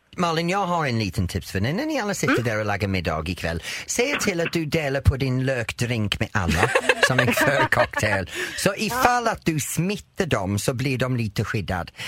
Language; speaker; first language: Swedish; non-native, fluent; English